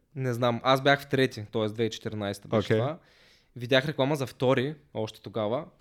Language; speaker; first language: Bulgarian; native; Bulgarian